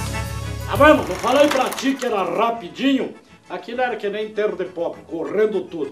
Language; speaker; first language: Portuguese; native; Portuguese